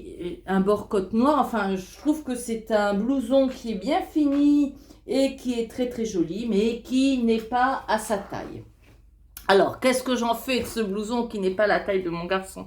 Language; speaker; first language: French; native; French